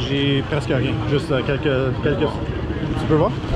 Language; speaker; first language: French; non-native, local second language; English